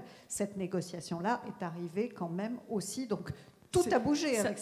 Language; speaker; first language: French; native; French